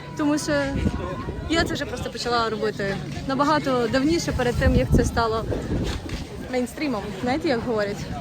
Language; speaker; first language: Ukrainian; non-native, local second language; Russian